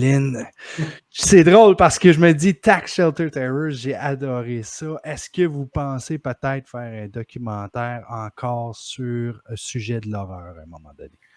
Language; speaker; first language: French; native; French